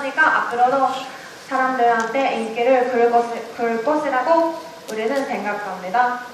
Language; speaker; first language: Korean; non-native, learner; Japanese